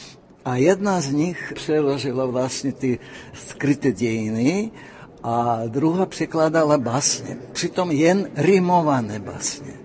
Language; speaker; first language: Czech; non-native, fluent; Russian